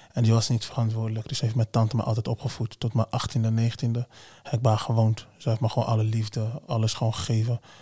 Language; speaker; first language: Dutch; early bilingual, other home language; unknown